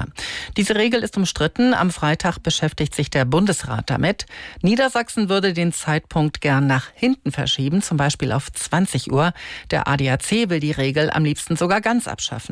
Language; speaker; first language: German; native; German